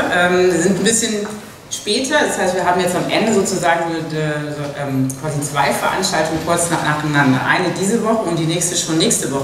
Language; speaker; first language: German; native; German